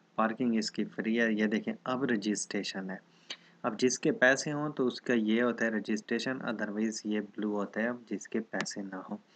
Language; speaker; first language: Urdu; non-native, local second language; Saraiki